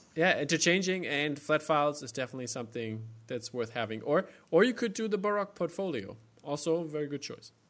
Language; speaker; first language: English; non-native, fluent; German